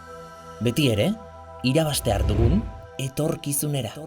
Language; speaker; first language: Basque; native; Basque